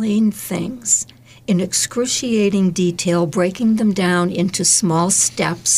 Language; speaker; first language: English; native; English